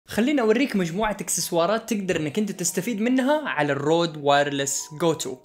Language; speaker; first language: Arabic; native; Arabic